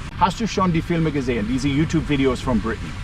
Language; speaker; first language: German; non-native, learner; English